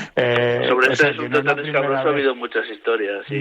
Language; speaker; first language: Spanish; native; Spanish